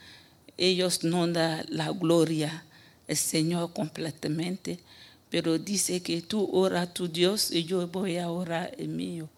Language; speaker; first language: Spanish; non-native, fluent; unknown